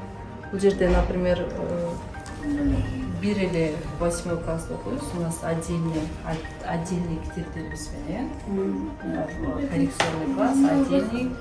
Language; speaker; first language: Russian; non-native, local second language; Kyrgyz